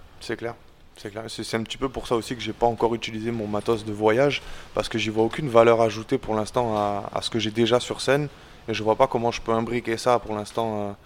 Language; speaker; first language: French; native; French